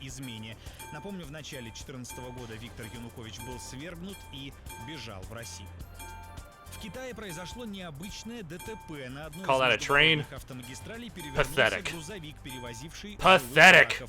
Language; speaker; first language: Russian; native; Russian